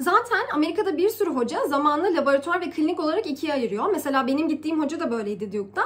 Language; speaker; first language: Turkish; early bilingual, heritage; Turkish